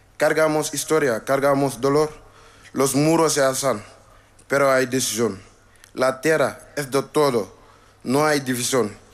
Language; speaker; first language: Spanish; non-native, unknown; Wolof